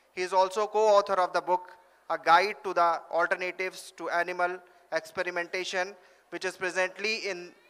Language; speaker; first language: English; non-native, local second language; Urdu